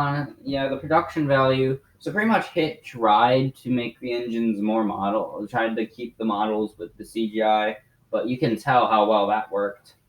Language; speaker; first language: English; native; English